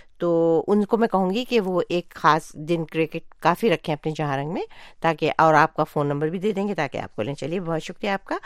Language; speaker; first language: Urdu; native; Urdu